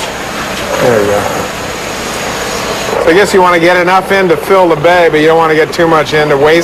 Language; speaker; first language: English; native; English